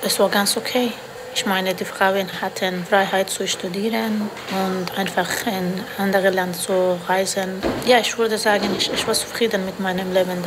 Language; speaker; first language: German; non-native, fluent; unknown